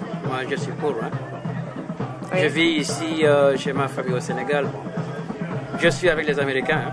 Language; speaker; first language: French; non-native, local second language; Wolof